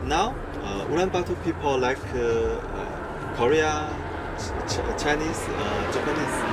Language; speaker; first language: English; non-native, learner; Chinese